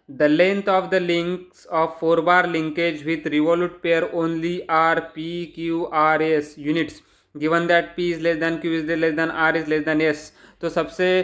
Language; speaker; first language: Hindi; non-native, local second language; Marathi